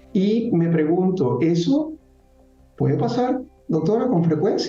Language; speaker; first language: Spanish; native; Spanish